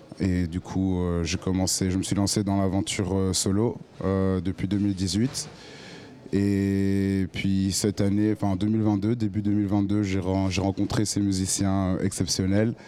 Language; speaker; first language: French; native; French